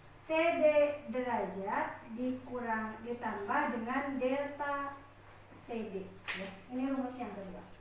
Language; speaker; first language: Indonesian; native; Indonesian